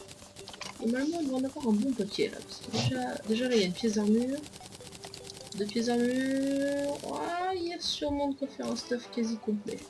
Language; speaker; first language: French; native; French